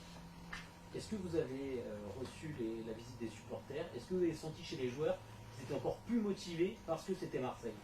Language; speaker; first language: French; native; French